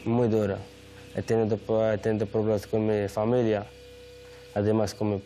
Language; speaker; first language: Spanish; non-native, learner; Arabic